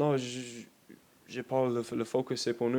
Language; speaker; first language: French; non-native, learner; English